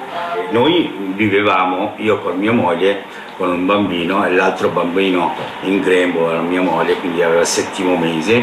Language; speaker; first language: Italian; non-native, fluent; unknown